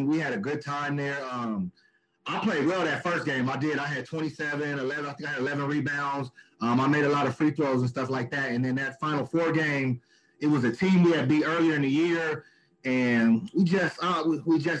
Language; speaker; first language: English; native; English